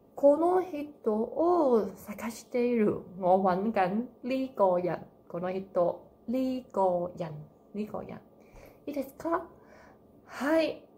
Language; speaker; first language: Japanese; non-native, learner; Cantonese